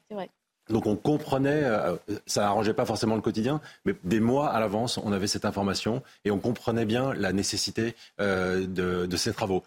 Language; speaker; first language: French; native; French